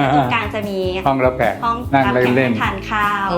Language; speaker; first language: Thai; native; Thai